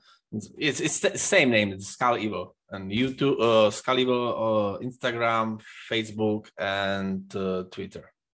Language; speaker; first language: English; non-native, learner; Czech